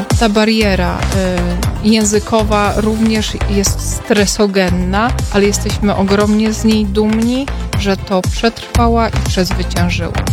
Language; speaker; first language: Polish; native; Polish